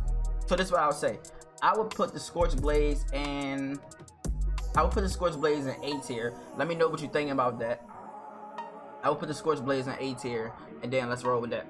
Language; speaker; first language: English; native; English